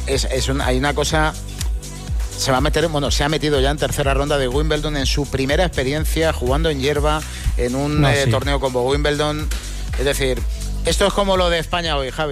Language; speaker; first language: Spanish; native; Spanish